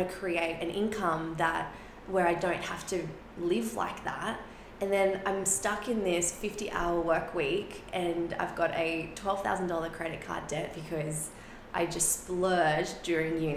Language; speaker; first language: English; non-native, local second language; Spanish